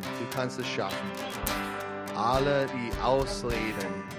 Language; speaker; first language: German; non-native, fluent; English